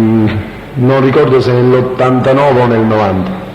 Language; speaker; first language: Italian; native; Italian